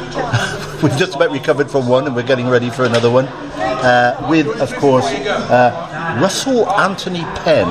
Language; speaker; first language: English; native; English